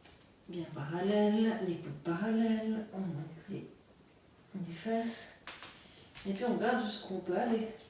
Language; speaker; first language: French; native; French